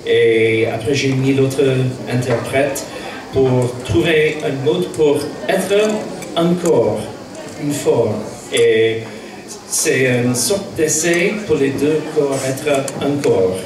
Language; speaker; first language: French; non-native, fluent; English